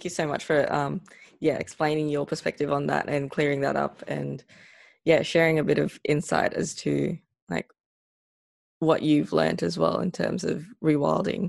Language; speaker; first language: English; non-native, local second language; Filipino